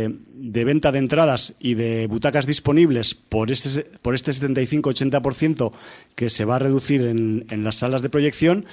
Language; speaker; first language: Spanish; native; Spanish